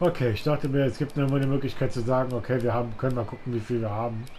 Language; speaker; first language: German; native; German